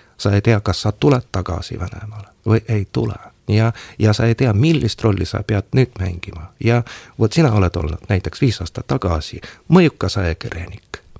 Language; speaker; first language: Estonian; non-native, local second language; Russian